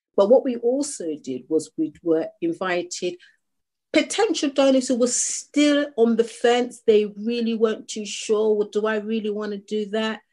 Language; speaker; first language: English; native; English